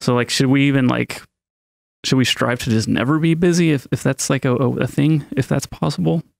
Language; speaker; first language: English; native; English